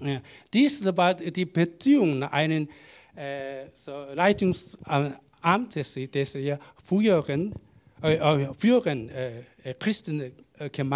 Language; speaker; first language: German; non-native, learner; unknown